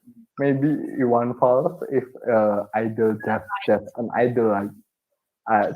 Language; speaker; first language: English; non-native, learner; Indonesian